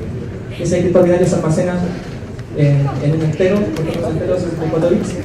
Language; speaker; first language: Spanish; native; Spanish